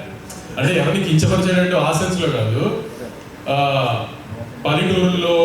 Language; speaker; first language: Telugu; native; Telugu